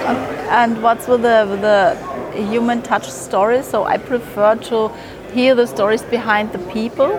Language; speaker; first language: English; non-native, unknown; German